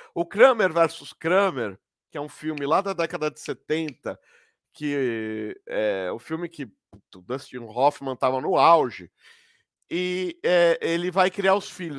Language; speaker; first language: Portuguese; native; Portuguese